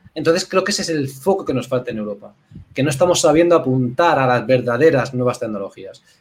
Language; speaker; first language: Spanish; native; Spanish